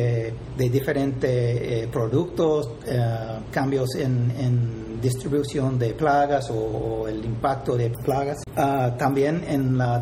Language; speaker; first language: Spanish; non-native, fluent; English